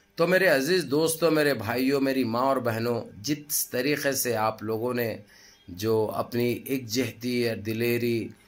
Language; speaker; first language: Hindi; native; Hindi